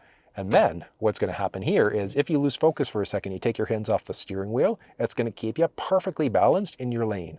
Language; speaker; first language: English; native; English